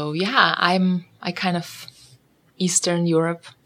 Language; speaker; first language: English; non-native, fluent; Russian